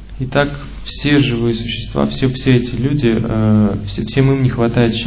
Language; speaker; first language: Russian; native; Russian